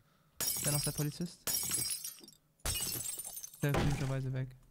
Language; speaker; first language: German; native; German